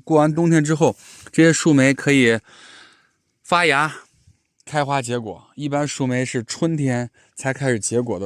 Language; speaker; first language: Chinese; native; Chinese